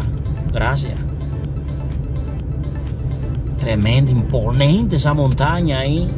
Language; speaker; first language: Spanish; native; Spanish